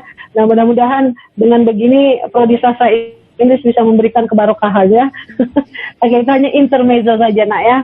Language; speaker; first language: Indonesian; native; Indonesian